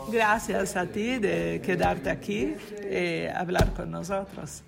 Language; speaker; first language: Spanish; non-native, learner; Italian